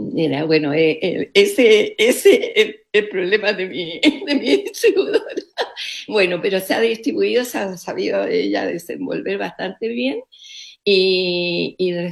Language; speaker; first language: Spanish; native; Spanish